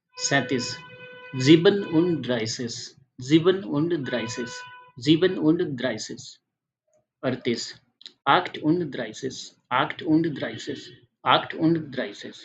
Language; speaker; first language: German; non-native, fluent; Hindi